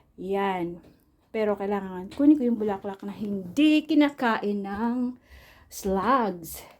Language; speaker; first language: Filipino; non-native, local second language; Waray